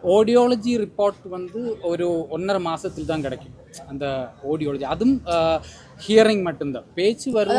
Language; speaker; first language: Tamil; non-native, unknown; Malayalam